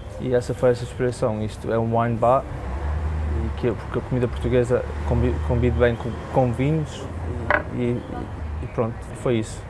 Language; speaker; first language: Portuguese; early bilingual, heritage; Portuguese